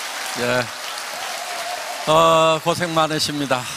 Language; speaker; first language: Korean; native; Korean